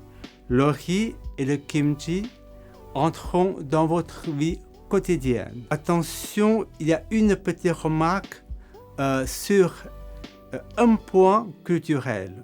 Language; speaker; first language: French; non-native, fluent; Korean